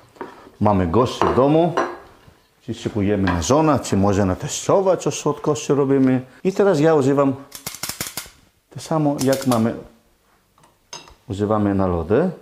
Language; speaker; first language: Polish; non-native, learner; Greek